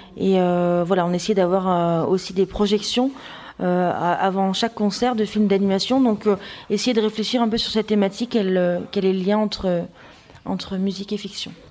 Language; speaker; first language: French; native; French